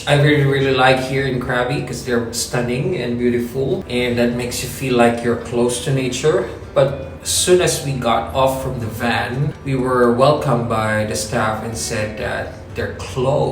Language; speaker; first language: English; non-native, local second language; Filipino